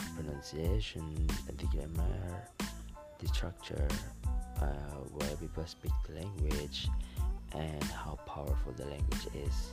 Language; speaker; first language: English; non-native, fluent; Malay